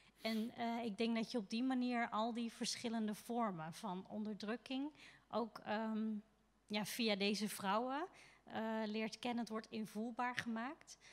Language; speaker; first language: Dutch; native; Dutch